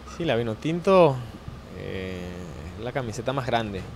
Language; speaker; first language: Spanish; native; Spanish